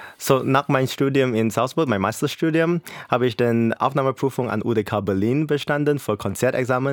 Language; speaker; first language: German; non-native, fluent; English